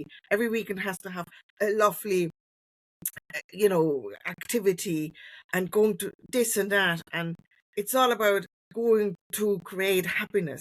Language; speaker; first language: English; non-native, fluent; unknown